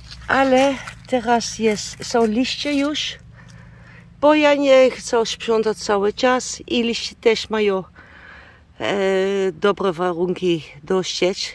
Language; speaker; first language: Polish; non-native, learner; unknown